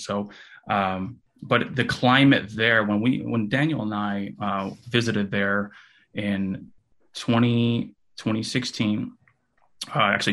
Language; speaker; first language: English; early bilingual, other home language; Russian